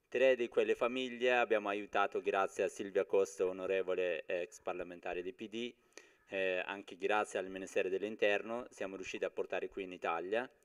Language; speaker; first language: Italian; non-native, fluent; Persian